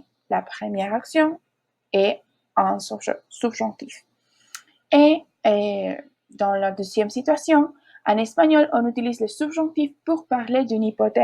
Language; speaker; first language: French; non-native, learner; Spanish